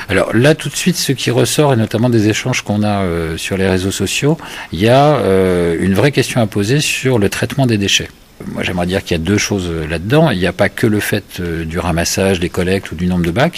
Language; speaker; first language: French; native; French